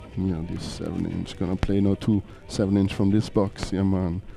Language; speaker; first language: English; non-native, learner; German